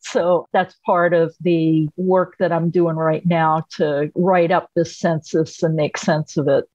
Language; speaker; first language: English; native; English